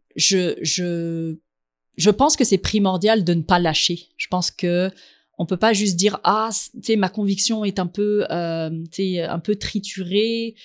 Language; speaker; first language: French; early bilingual, other home language; Arabic